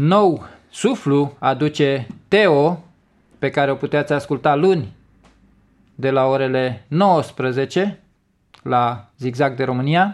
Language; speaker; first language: Romanian; native; Romanian